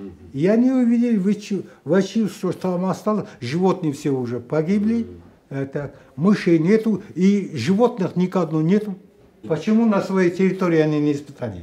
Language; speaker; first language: Russian; native; Russian